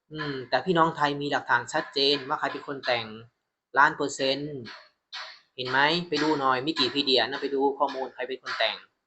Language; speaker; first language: Thai; native; Thai